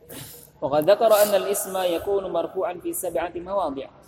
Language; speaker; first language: Arabic; non-native, fluent; Indonesian